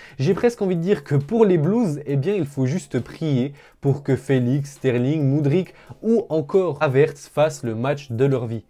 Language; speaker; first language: French; native; French